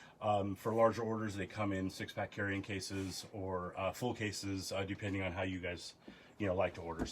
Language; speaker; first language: English; native; English